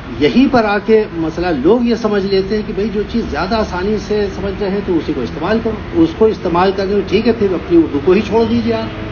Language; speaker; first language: Urdu; native; Urdu